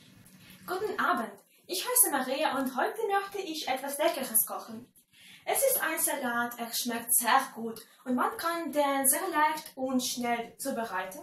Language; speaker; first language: German; non-native, learner; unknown